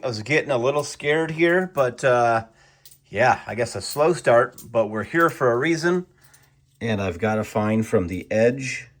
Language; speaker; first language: English; native; English